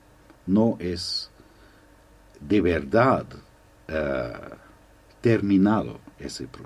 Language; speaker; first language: Spanish; non-native, fluent; German